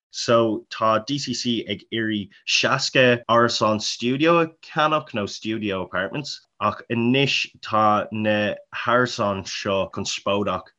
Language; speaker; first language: Irish; non-native, local second language; English